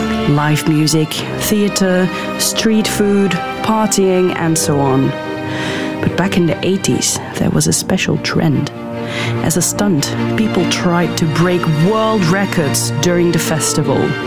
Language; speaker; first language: English; non-native, fluent; Dutch